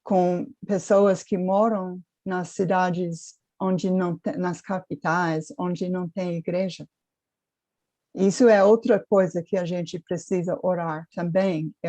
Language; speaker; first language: Portuguese; non-native, fluent; English